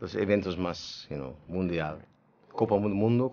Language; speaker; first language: Spanish; non-native, learner; Dutch